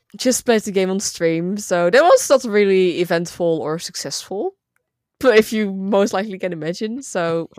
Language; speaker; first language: English; non-native, fluent; Dutch